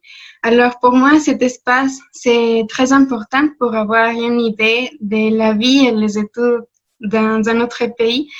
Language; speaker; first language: French; non-native, learner; Spanish